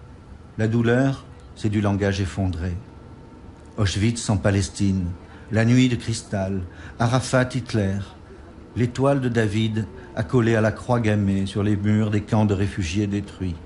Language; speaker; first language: French; native; French